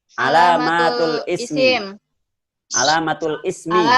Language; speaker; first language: Arabic; non-native, fluent; Indonesian